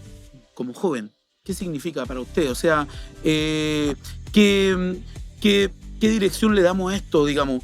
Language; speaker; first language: Spanish; native; Spanish